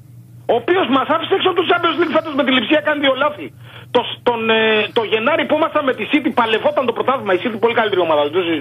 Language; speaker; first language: Greek; native; Greek